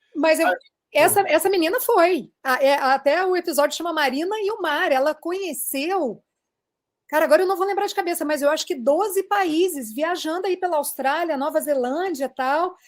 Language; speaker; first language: Portuguese; native; Portuguese